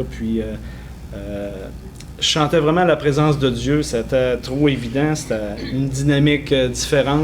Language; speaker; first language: French; native; French